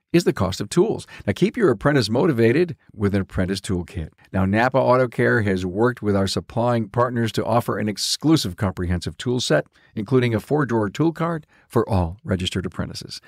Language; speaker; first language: English; native; English